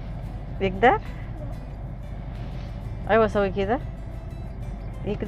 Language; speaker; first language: Arabic; non-native, learner; Indonesian